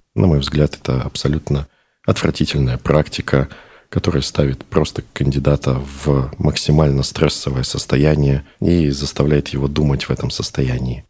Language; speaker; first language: Russian; native; Russian